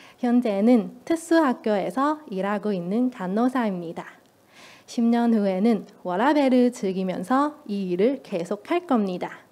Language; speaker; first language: Korean; non-native, fluent; Cantonese